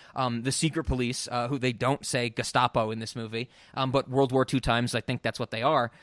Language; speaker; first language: English; native; English